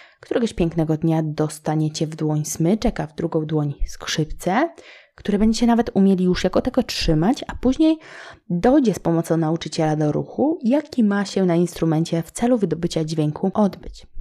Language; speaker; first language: Polish; native; Polish